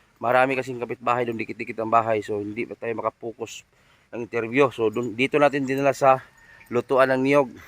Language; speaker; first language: Filipino; non-native, local second language; Cebuano